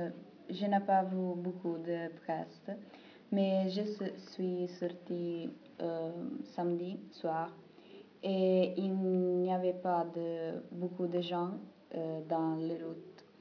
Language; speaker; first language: French; non-native, learner; Italian